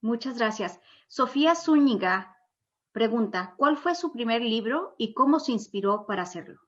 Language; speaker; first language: Spanish; native; Spanish